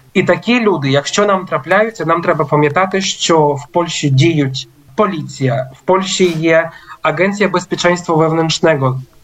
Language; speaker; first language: Ukrainian; native; Ukrainian